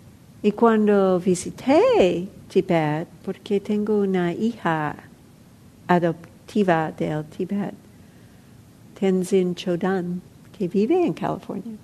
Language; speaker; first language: Spanish; non-native, fluent; English